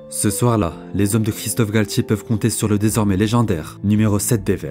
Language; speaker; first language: French; native; French